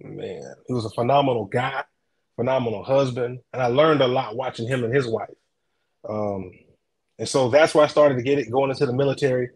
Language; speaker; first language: English; native; English